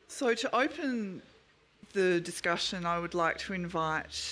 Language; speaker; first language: English; native; English